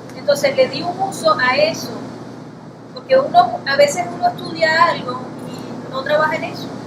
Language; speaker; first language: Spanish; native; Spanish